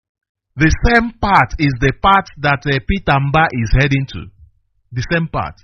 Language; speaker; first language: English; non-native, local second language; Igbo